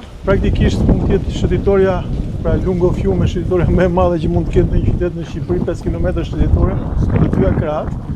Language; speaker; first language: Albanian; native; Albanian